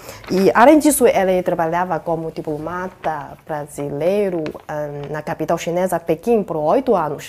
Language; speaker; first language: Portuguese; non-native, fluent; Chinese